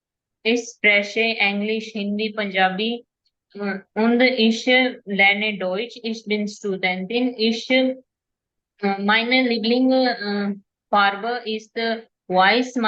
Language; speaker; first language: German; non-native, learner; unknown